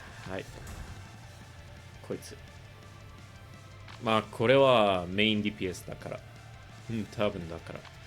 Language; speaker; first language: Japanese; non-native, learner; English